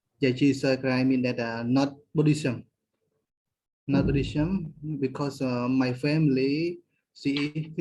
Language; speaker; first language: English; non-native, learner; Khmer